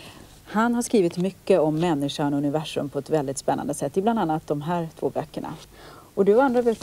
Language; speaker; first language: Swedish; native; Swedish